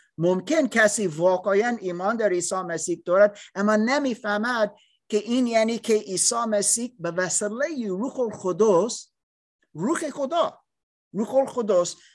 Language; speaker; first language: Persian; non-native, learner; English